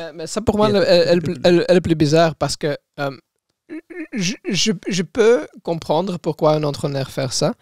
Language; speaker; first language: French; non-native, local second language; Dutch